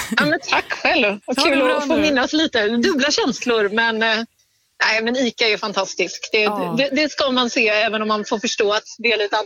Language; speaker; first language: Swedish; native; Swedish